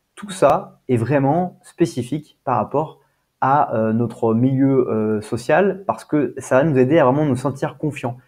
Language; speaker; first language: French; native; French